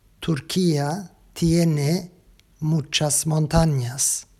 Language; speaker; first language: Spanish; non-native, learner; Turkish